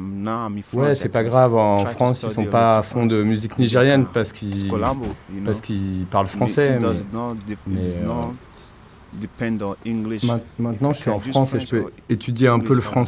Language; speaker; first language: French; non-native, learner; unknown